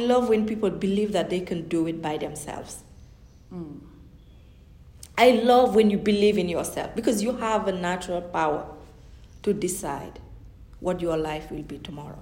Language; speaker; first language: English; non-native, fluent; Fula